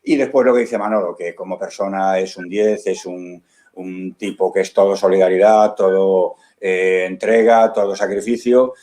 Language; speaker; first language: Spanish; native; Spanish